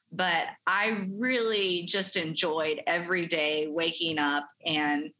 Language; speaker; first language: English; native; English